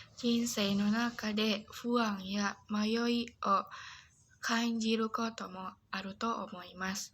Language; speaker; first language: Japanese; non-native, learner; Indonesian